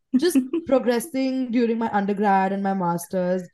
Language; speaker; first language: English; non-native, local second language; Hindi